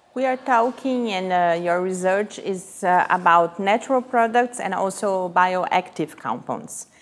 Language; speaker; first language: English; non-native, fluent; Portuguese